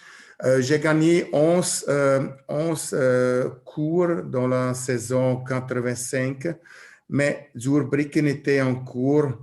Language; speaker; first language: French; non-native, learner; German